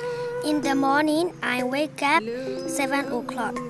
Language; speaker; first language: English; non-native, learner; Burmese